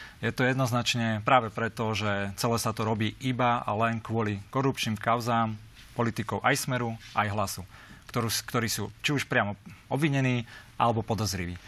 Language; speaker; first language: Slovak; native; Slovak